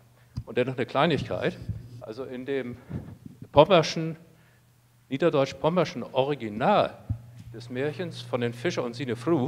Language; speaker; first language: German; native; German